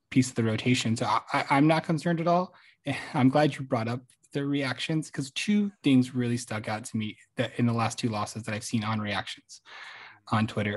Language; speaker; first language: English; native; English